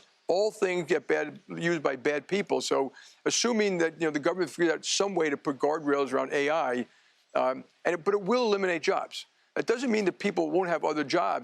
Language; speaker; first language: English; native; English